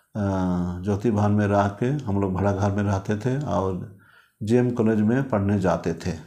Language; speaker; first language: Hindi; non-native, local second language; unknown